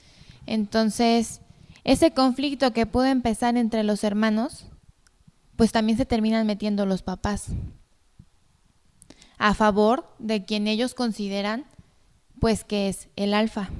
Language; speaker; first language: Spanish; native; Spanish